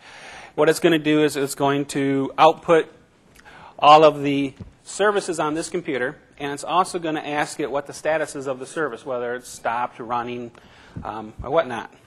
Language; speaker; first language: English; native; English